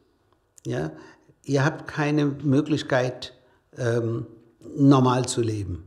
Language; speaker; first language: German; non-native, fluent; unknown